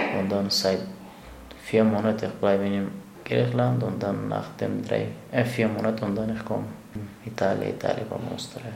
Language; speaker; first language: German; non-native, learner; Persian